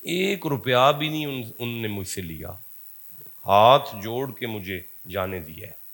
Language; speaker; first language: Urdu; non-native, local second language; Punjabi